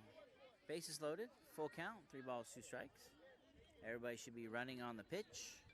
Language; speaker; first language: English; native; English